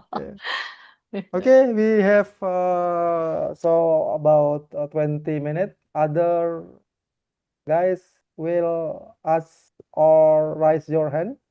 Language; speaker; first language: English; non-native, learner; Indonesian